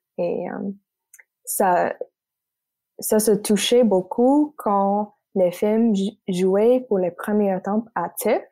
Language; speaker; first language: French; non-native, local second language; English